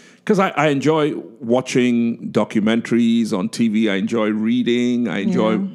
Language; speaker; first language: English; non-native, local second language; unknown